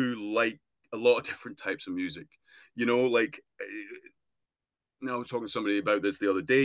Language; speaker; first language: English; native; English